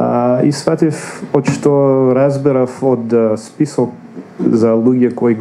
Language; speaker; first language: Macedonian; non-native, fluent; English